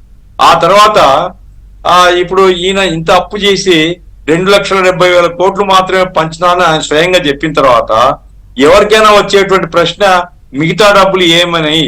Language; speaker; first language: Telugu; native; Telugu